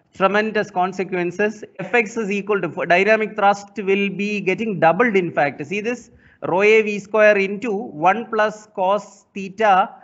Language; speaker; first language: English; non-native, local second language; Malayalam